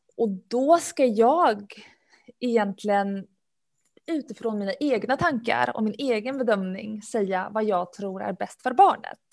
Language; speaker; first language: Swedish; early bilingual, other home language; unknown